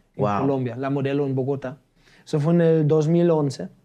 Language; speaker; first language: Spanish; non-native, fluent; German